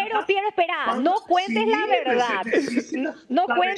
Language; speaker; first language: Spanish; native; Spanish